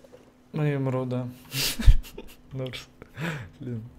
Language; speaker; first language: Russian; native; Russian